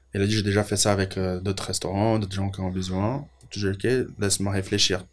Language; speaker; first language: French; non-native, fluent; Portuguese